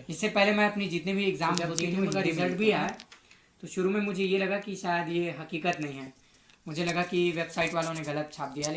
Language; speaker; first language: Hindi; native; Hindi